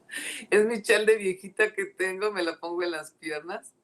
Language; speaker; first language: Spanish; native; Spanish